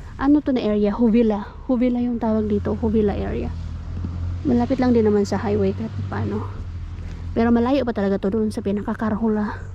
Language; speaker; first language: Filipino; native; Filipino